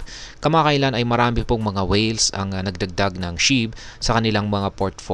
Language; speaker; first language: Filipino; native; Filipino